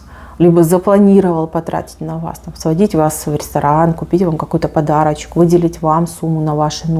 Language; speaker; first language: Russian; native; Russian